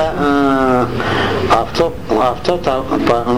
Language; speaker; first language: Greek; non-native, local second language; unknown